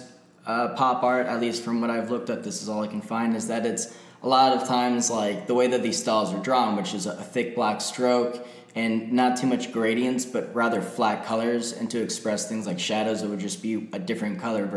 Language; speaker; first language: English; native; English